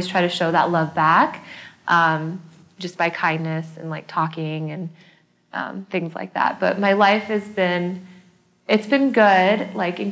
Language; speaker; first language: English; native; English